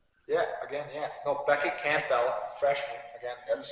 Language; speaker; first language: English; native; English